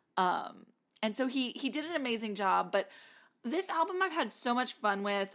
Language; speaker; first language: English; native; English